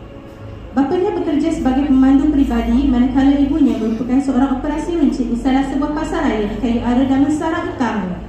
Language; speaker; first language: Malay; native; Malay